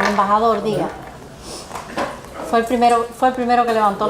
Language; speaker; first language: Spanish; native; Spanish